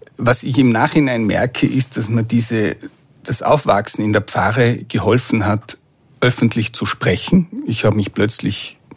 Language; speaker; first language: German; native; German